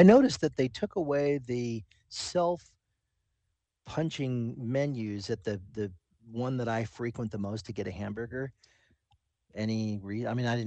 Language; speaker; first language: English; native; English